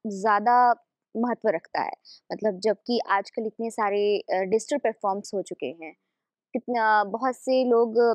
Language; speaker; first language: Hindi; native; Hindi